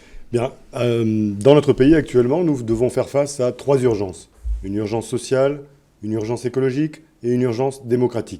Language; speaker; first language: French; native; French